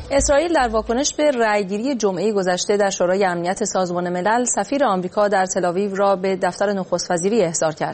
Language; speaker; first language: Persian; native; Persian